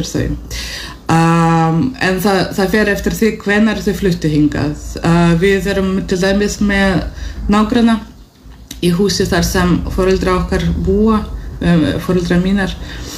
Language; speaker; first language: Icelandic; non-native, fluent; Russian